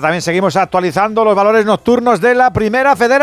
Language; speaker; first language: Spanish; native; Spanish